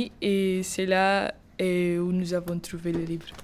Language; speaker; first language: French; non-native, learner; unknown